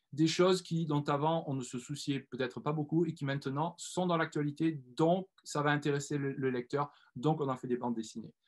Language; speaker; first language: French; native; French